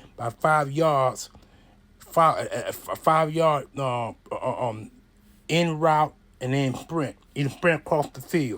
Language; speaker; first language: English; native; English